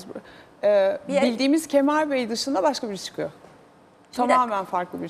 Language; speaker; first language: Turkish; native; Turkish